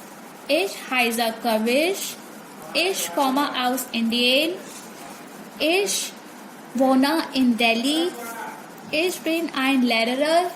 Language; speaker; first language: German; non-native, learner; Hindi